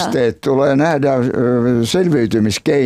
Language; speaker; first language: Finnish; native; Finnish